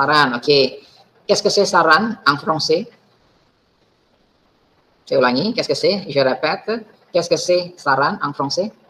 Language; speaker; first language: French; non-native, fluent; Indonesian